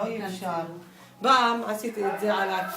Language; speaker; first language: Hebrew; non-native, local second language; Arabic